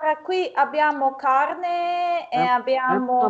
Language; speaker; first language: Italian; non-native, fluent; Serbian